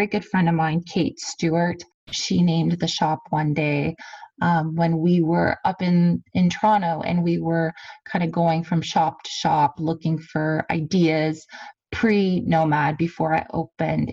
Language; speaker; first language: English; native; English